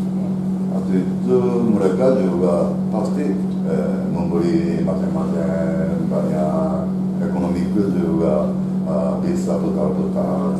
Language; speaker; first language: Indonesian; non-native, learner; Japanese